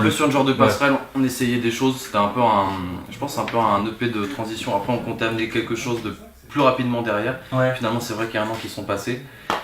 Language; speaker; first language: French; native; French